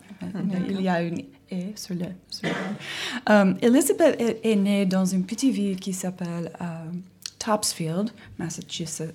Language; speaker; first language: French; non-native, learner; English